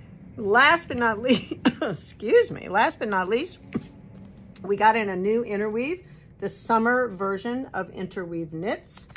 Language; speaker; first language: English; native; English